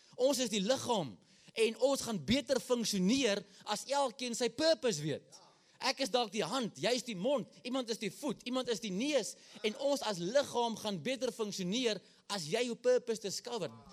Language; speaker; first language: Afrikaans; native; Afrikaans